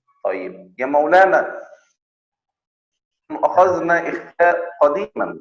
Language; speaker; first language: Arabic; native; Arabic